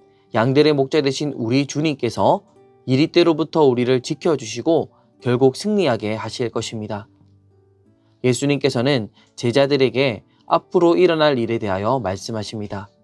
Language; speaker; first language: Korean; native; Korean